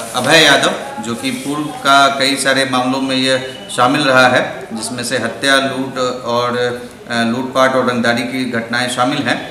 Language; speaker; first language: Hindi; native; Hindi